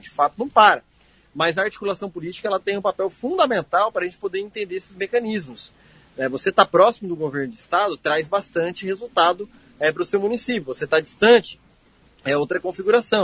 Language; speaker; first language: Portuguese; native; Portuguese